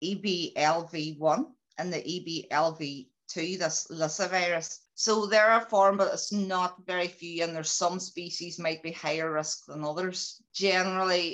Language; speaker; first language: English; native; English